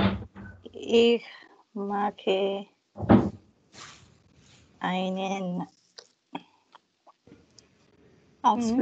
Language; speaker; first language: German; non-native, learner; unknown